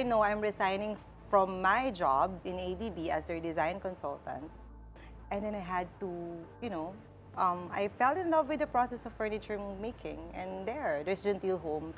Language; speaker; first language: English; non-native, local second language; Pampanga